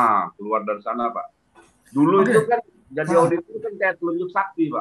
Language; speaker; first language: Malay; native; Malay